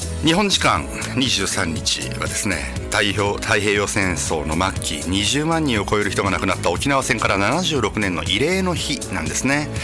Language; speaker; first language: Japanese; native; Japanese